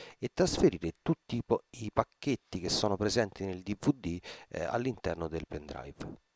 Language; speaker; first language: Italian; native; Italian